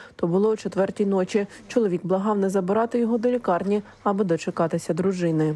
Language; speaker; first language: Ukrainian; native; Ukrainian